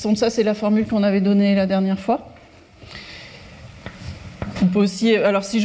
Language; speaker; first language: French; native; French